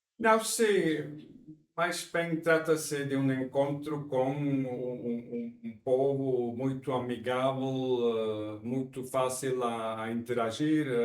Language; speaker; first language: Portuguese; non-native, fluent; Norwegian